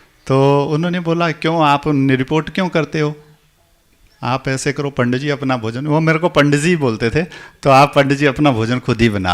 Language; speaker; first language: Hindi; native; Hindi